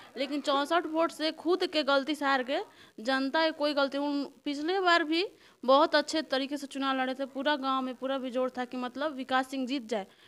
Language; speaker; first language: Hindi; native; Hindi